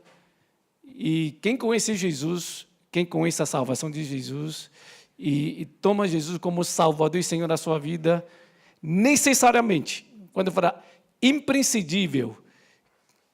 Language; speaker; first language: Portuguese; native; Portuguese